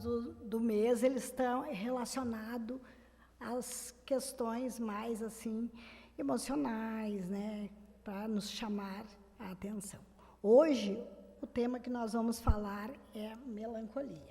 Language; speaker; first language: Portuguese; native; Portuguese